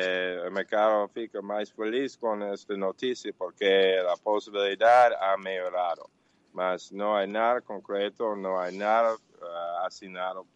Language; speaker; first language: Portuguese; non-native, learner; English